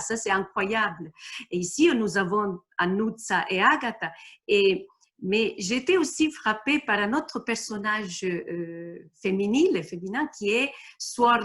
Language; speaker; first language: French; non-native, fluent; Italian